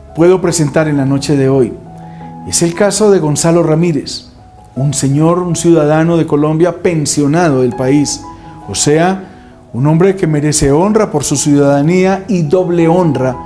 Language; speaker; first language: Spanish; native; Spanish